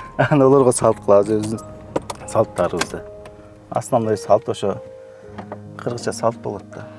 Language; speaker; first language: Kyrgyz; non-native, local second language; Uzbek